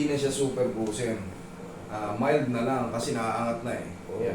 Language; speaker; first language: Filipino; native; Filipino